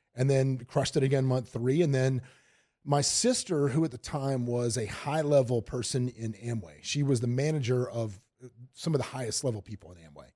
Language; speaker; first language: English; native; English